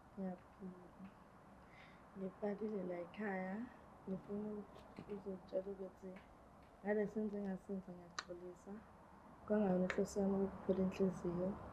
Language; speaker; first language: Zulu; native; Zulu